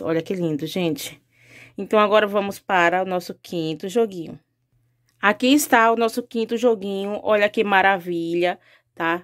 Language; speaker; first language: Portuguese; native; Portuguese